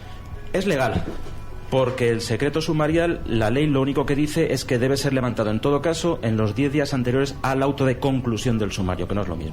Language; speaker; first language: Spanish; native; Spanish